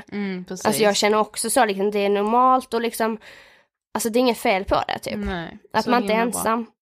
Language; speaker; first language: Swedish; native; Swedish